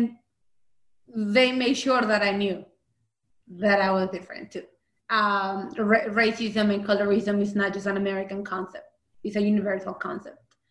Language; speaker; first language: English; early bilingual, other home language; Spanish